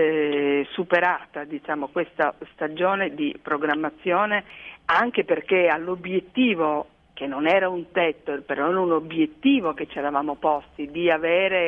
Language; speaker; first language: Italian; native; Italian